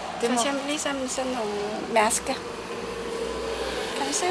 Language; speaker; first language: Danish; non-native, learner; Chinese